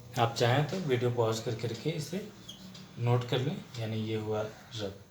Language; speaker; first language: Hindi; native; Hindi